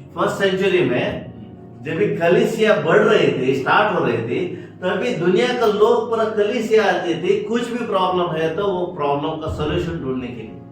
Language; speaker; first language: Hindi; non-native, local second language; Kannada